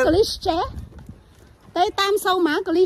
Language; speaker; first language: Czech; non-native, learner; Vietnamese